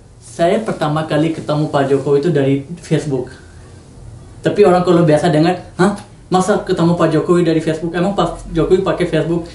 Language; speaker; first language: Indonesian; non-native, fluent; Punjabi